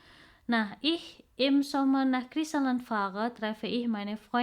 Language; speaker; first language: German; non-native, fluent; Indonesian